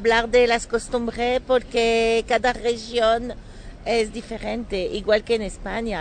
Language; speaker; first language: Spanish; non-native, fluent; French